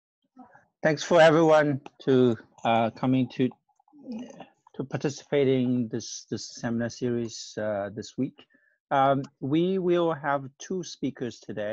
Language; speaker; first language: English; non-native, fluent; Chinese